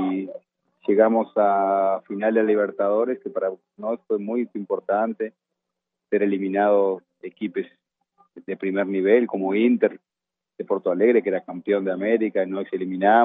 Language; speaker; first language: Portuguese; non-native, fluent; Spanish